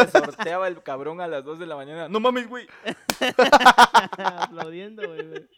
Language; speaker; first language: Spanish; native; Spanish